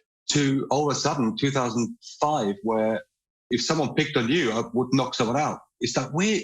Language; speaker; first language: English; non-native, fluent; German